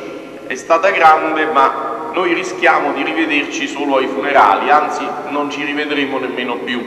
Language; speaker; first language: Italian; native; Italian